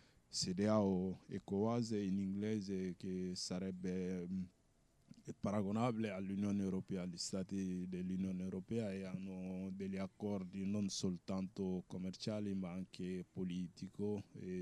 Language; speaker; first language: Italian; non-native, fluent; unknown